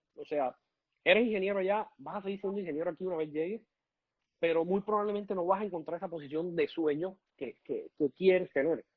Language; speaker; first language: Spanish; native; Spanish